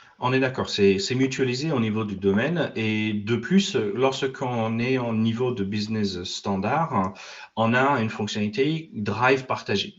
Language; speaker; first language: French; non-native, fluent; English